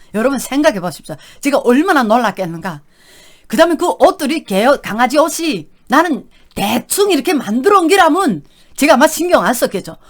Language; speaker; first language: Korean; native; Korean